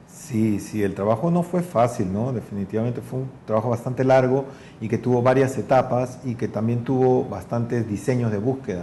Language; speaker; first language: Spanish; native; Spanish